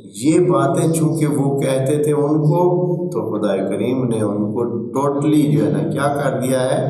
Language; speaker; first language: Urdu; native; Urdu